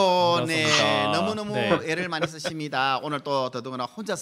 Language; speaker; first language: Korean; native; Korean